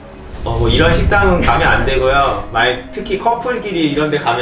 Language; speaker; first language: Korean; native; Korean